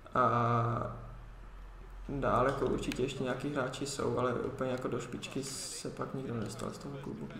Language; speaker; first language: Czech; early bilingual, heritage; Czech